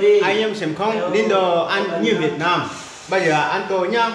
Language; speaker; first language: Vietnamese; non-native, learner; Portuguese